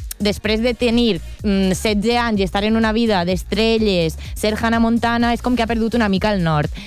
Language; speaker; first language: Catalan; native; Catalan